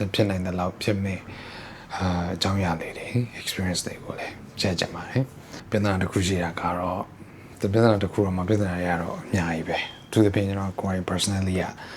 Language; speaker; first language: Burmese; early bilingual, heritage; Burmese